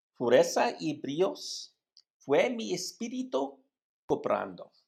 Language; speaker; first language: Spanish; non-native, learner; English